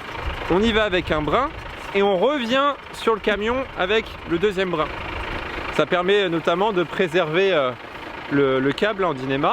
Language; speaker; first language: French; native; French